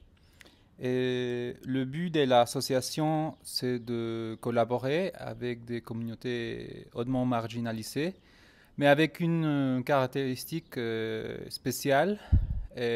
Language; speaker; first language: French; non-native, fluent; Spanish